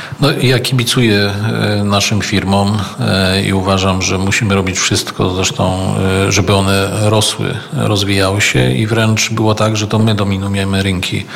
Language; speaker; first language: Polish; native; Polish